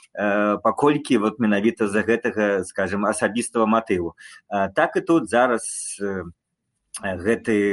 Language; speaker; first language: Belarusian; non-native, local second language; Russian